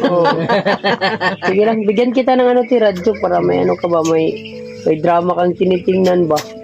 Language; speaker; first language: Filipino; non-native, local second language; Cebuano